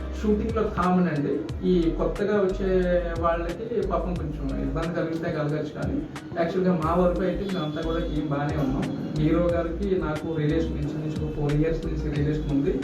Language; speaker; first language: Telugu; native; Telugu